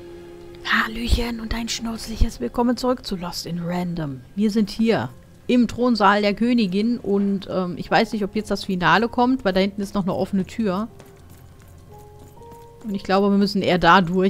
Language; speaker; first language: German; native; German